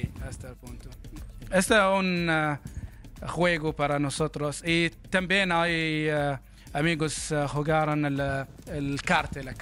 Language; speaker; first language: Spanish; non-native, learner; Arabic